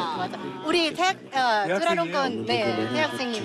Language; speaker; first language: Korean; non-native, learner; Thai